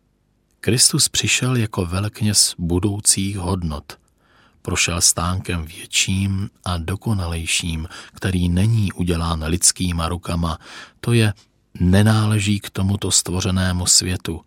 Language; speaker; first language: Czech; native; Czech